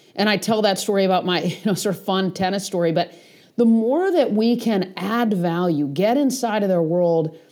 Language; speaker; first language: English; native; English